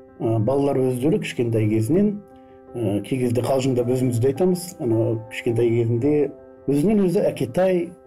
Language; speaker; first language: Kazakh; non-native, local second language; Russian